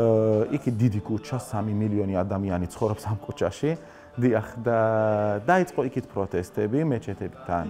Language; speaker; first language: Georgian; non-native, learner; Arabic